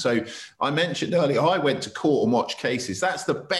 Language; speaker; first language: English; native; English